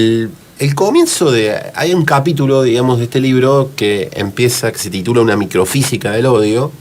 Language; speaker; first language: Spanish; native; Spanish